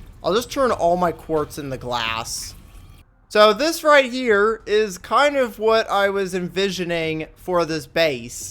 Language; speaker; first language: English; native; English